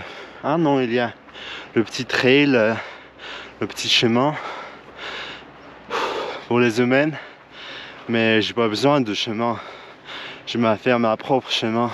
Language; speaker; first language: French; non-native, learner; Russian